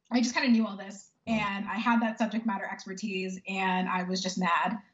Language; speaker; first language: English; native; English